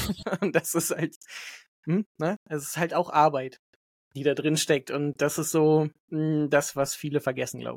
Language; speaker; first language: German; native; German